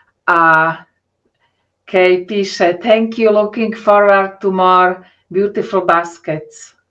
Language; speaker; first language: English; non-native, learner; Slovak